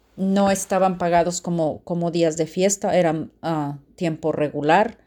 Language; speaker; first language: Spanish; native; Spanish